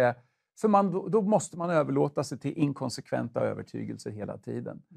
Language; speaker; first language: Swedish; native; Swedish